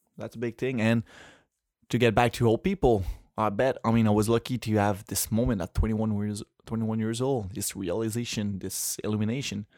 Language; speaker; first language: English; non-native, fluent; French